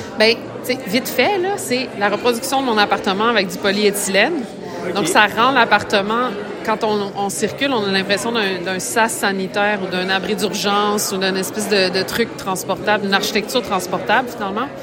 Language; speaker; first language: French; native; French